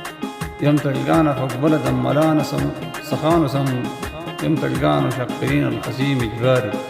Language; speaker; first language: Arabic; native; Arabic